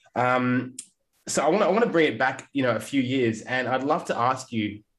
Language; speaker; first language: English; native; English